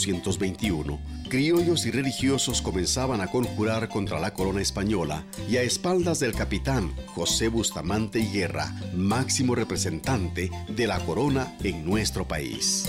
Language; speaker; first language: Spanish; native; Spanish